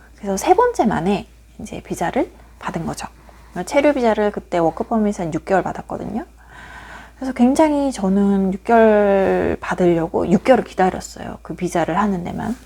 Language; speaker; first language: Korean; native; Korean